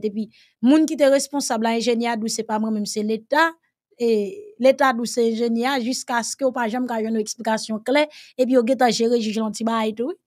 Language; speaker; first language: French; non-native, local second language; Haitian Creole